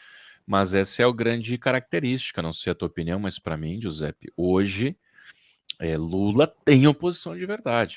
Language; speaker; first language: Portuguese; native; Portuguese